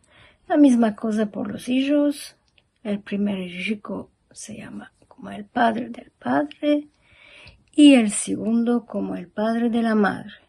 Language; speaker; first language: Spanish; early bilingual, heritage; Ladino